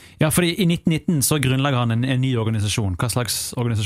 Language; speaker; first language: Norwegian; native; Norwegian